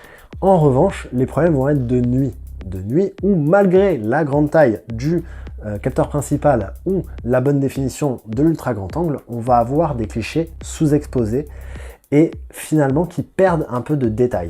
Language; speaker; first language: French; native; French